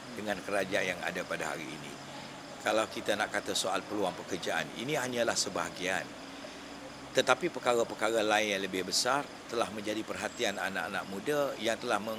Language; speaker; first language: Malay; native; Malay